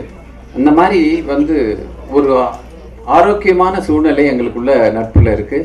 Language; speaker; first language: Tamil; native; Tamil